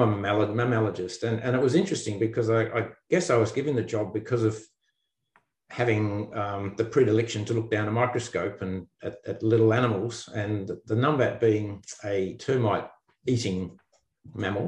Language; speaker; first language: English; native; English